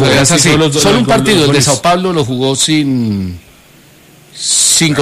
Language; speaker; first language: Spanish; native; Spanish